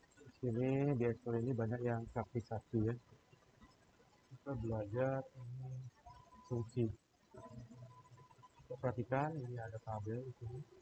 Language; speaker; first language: Indonesian; native; Indonesian